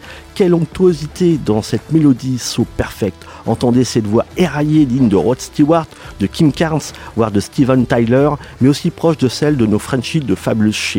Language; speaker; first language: French; native; French